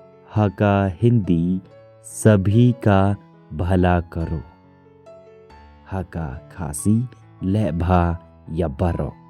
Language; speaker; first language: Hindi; non-native, local second language; Khasi